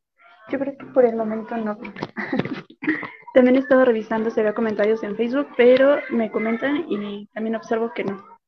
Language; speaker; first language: Spanish; native; Spanish